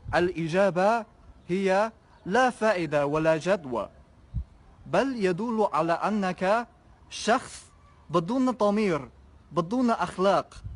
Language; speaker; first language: Arabic; non-native, fluent; Chinese